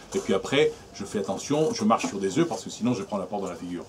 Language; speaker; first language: French; native; French